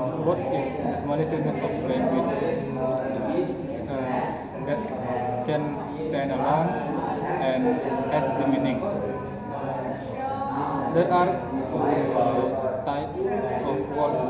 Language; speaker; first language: English; non-native, learner; Indonesian